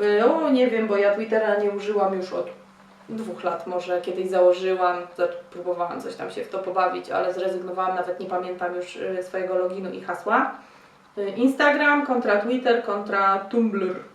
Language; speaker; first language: Polish; native; Polish